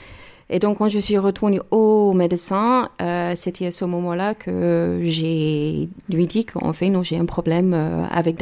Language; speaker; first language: French; non-native, learner; English